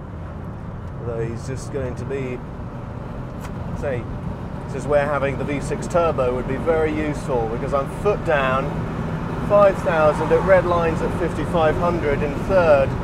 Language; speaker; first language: English; native; English